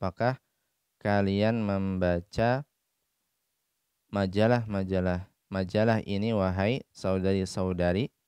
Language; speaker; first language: Indonesian; native; Indonesian